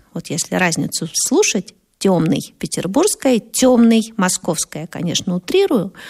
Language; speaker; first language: Russian; native; Russian